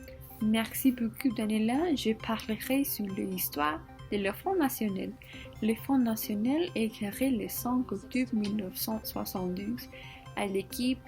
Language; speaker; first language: French; non-native, learner; Spanish